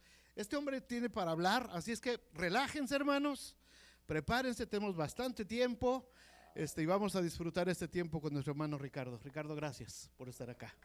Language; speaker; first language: Spanish; native; Spanish